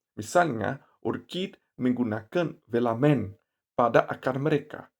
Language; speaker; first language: Indonesian; non-native, learner; Portuguese